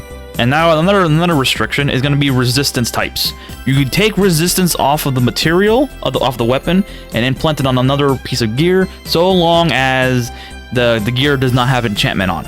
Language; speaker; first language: English; native; English